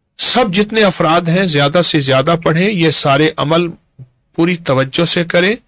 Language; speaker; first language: Urdu; native; Urdu